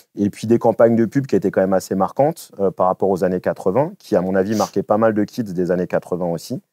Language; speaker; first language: French; native; French